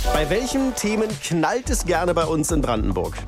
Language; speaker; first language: German; native; German